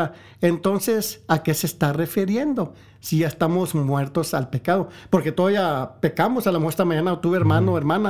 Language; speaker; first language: Spanish; early bilingual, heritage; Spanish